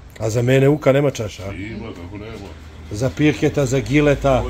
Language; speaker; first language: Croatian; native; Croatian